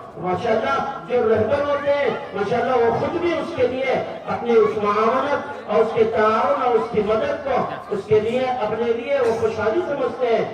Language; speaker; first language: Urdu; native; Urdu